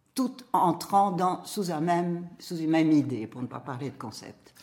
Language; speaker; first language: French; native; French